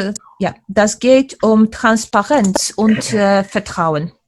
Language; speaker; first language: German; non-native, fluent; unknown